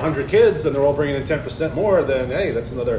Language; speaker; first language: English; native; English